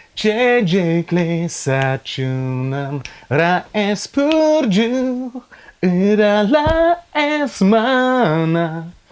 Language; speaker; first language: Russian; non-native, learner; German